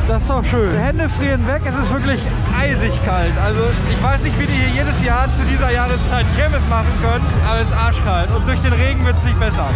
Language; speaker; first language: German; native; German